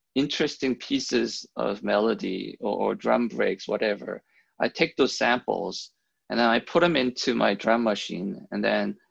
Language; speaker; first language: English; early bilingual, other home language; Korean